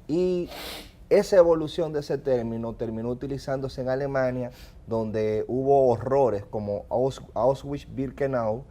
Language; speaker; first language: Spanish; native; Spanish